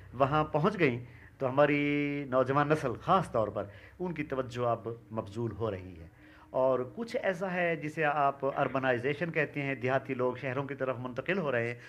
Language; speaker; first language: Urdu; non-native, local second language; Saraiki